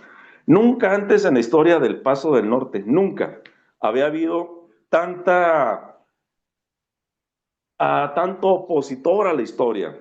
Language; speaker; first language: Spanish; native; Spanish